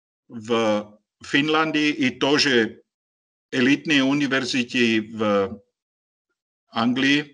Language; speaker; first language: Russian; non-native, learner; Slovak